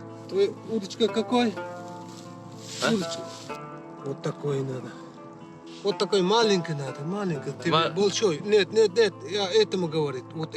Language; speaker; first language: Russian; non-native, learner; Uzbek